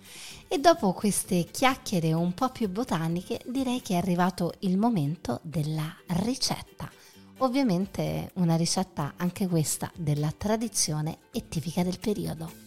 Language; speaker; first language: Italian; native; Italian